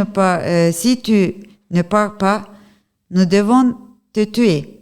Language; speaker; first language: French; non-native, learner; Turkish